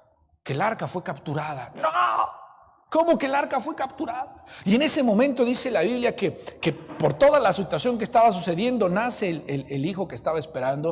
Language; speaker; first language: Spanish; native; Spanish